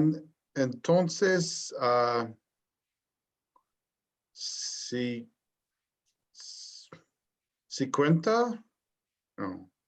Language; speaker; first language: Spanish; non-native, learner; English